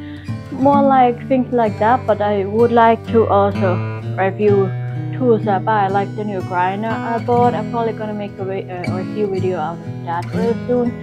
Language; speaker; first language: English; non-native, fluent; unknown